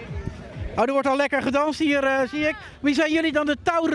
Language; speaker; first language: Dutch; native; Dutch